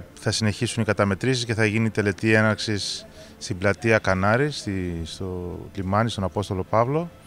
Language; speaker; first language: Greek; native; Greek